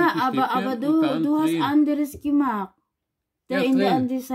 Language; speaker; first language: German; non-native, learner; Filipino